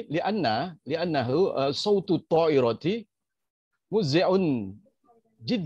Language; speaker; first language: Arabic; non-native, learner; Indonesian